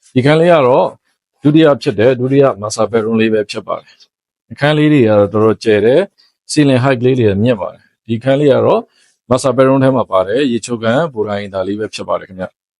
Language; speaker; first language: Burmese; native; Burmese